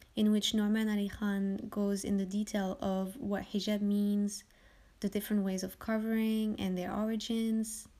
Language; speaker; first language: English; early bilingual, heritage; French